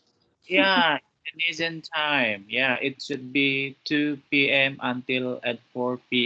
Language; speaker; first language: English; non-native, fluent; Indonesian